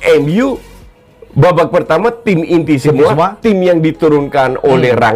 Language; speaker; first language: Indonesian; native; Indonesian